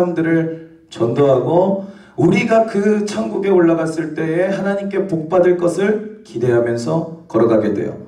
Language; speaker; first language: Korean; native; Korean